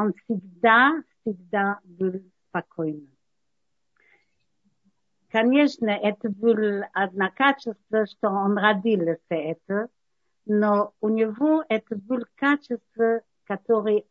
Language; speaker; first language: Russian; non-native, learner; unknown